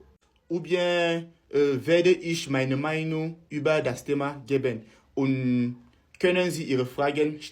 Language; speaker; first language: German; non-native, fluent; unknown